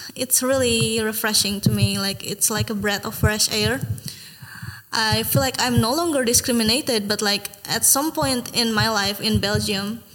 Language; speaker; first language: English; non-native, fluent; Indonesian